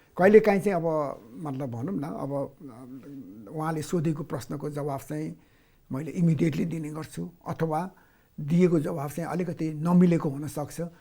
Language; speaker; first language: Nepali; non-native, local second language; Newari